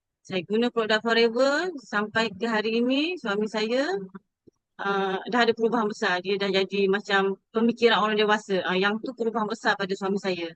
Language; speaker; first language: Malay; native; Malay